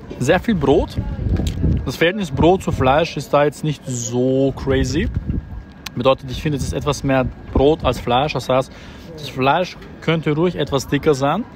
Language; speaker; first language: German; early bilingual, other home language; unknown